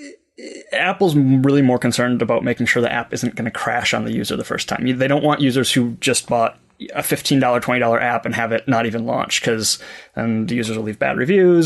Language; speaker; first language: English; native; English